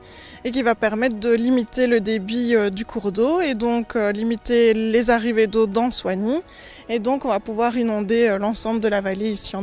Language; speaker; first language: French; native; French